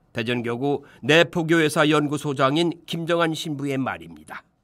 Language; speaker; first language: Korean; native; Korean